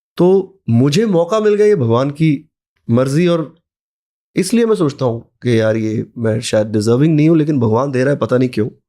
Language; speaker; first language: Hindi; non-native, local second language; Punjabi